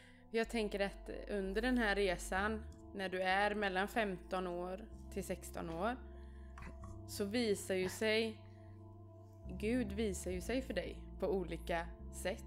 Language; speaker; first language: Swedish; native; Swedish